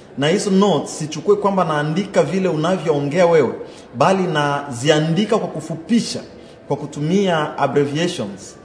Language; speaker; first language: Swahili; non-native, local second language; Bembe